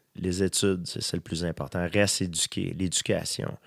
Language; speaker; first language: French; native; French